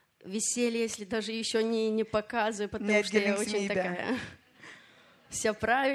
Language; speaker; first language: Russian; non-native, fluent; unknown